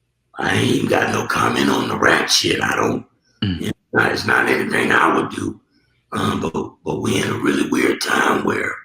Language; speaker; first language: English; native; English